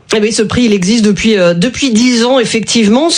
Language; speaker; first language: French; native; French